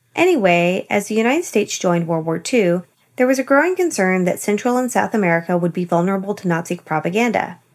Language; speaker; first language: English; native; English